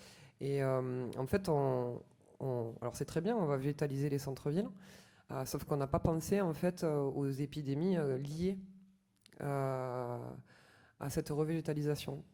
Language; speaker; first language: French; native; French